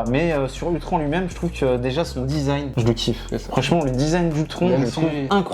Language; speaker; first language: French; native; French